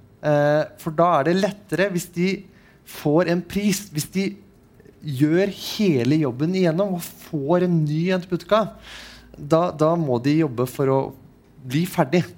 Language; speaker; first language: Norwegian; non-native, fluent; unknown